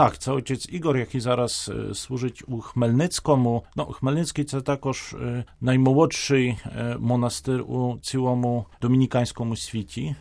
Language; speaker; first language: Ukrainian; non-native, fluent; Polish